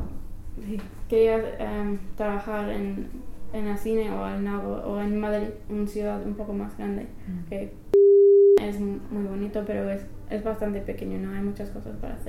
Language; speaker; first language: Spanish; non-native, fluent; English